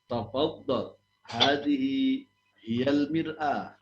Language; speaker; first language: Arabic; non-native, fluent; Indonesian